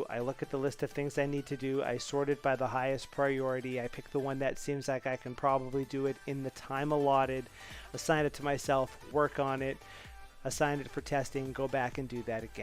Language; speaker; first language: English; native; English